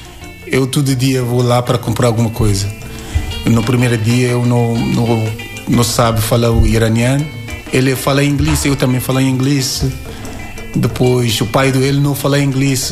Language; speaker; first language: Portuguese; non-native, learner; Yoruba